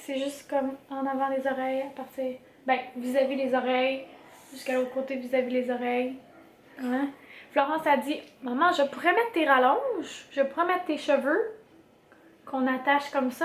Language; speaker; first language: French; native; French